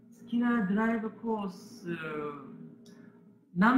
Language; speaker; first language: Japanese; non-native, learner; Korean